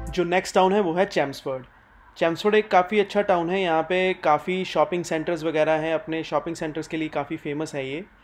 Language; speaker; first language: Hindi; native; Hindi